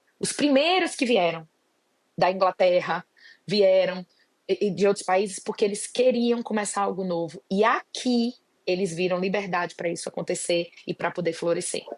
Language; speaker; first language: Portuguese; native; Portuguese